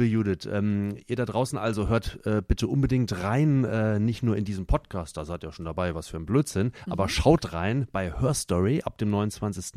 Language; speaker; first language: German; native; German